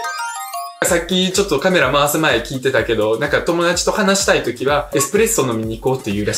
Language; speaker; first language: Japanese; early bilingual, other home language; Russian